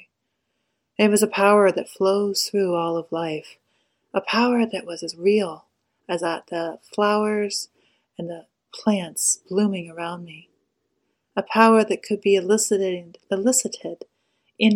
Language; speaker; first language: English; native; English